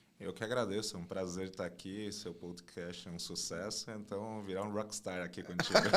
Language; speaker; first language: Portuguese; non-native, fluent; Chinese